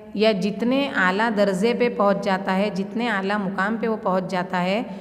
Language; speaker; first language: Urdu; non-native, local second language; Gujarati